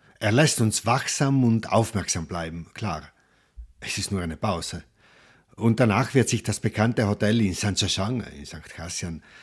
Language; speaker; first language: German; non-native, local second language; Ladin